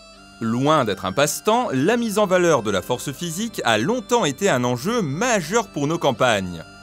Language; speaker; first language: French; native; French